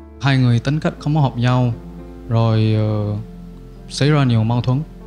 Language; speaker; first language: Vietnamese; non-native, fluent; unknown